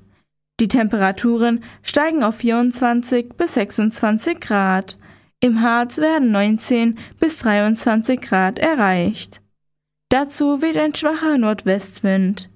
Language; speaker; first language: German; native; German